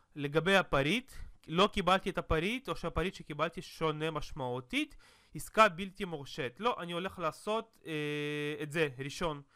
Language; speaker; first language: Hebrew; native; Hebrew